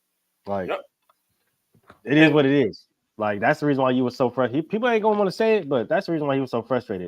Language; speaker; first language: English; native; English